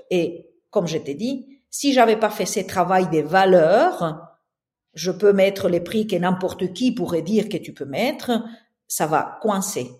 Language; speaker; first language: French; non-native, fluent; Spanish